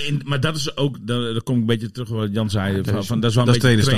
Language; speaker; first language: Dutch; native; Dutch